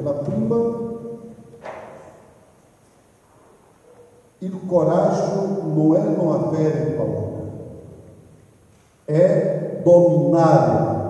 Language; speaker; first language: Italian; non-native, fluent; Portuguese